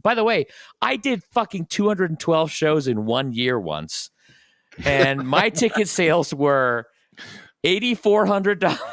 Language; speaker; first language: English; native; English